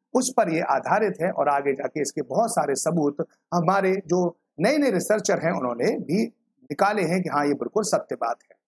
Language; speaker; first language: Hindi; native; Hindi